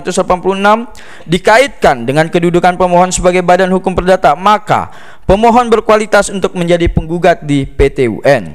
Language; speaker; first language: Indonesian; native; Indonesian